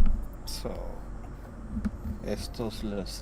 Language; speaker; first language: Spanish; non-native, learner; English